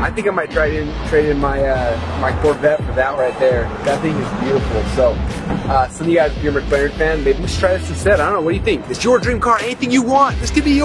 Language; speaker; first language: English; native; English